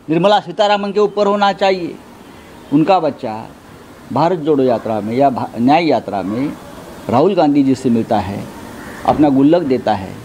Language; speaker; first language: Hindi; non-native, local second language; Marathi